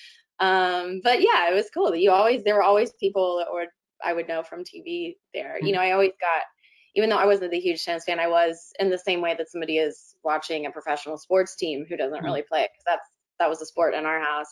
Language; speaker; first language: English; native; English